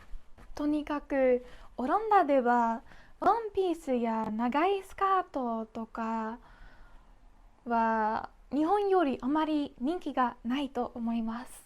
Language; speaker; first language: Japanese; non-native, fluent; Dutch